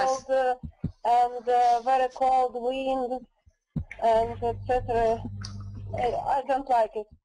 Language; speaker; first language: English; non-native, learner; Russian